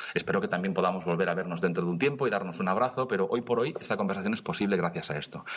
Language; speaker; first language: Spanish; non-native, local second language; Catalan